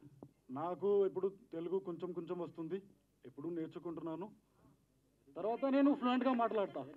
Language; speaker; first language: Telugu; non-native, learner; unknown